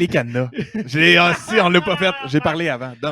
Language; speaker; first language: French; native; French